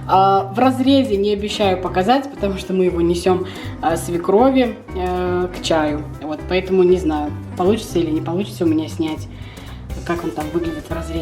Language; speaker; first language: Russian; native; Russian